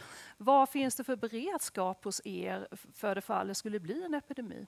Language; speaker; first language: Swedish; native; Swedish